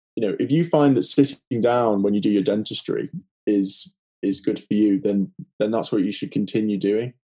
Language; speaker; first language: English; native; English